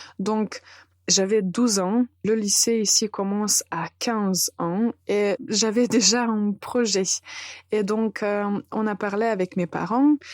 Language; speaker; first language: French; non-native, fluent; Serbian